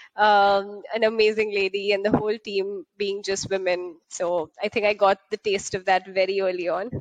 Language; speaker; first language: English; non-native, local second language; Hindi